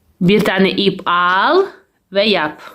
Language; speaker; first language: Turkish; non-native, learner; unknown